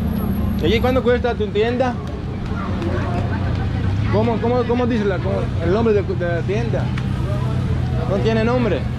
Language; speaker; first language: Spanish; non-native, learner; Greek